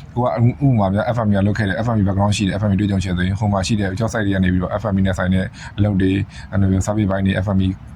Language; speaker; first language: Burmese; native; Burmese